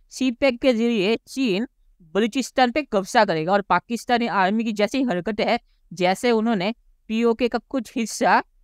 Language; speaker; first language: Hindi; native; Hindi